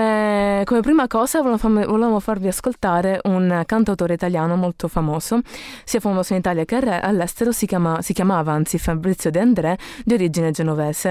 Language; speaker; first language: Italian; native; Italian